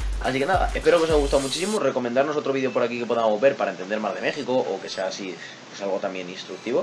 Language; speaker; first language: Spanish; native; Spanish